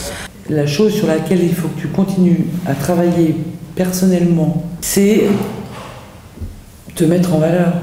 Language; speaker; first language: French; native; French